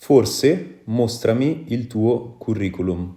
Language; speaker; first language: Italian; non-native, fluent; Wolof